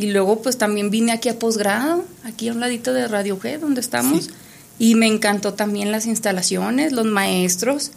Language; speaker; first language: Spanish; native; Spanish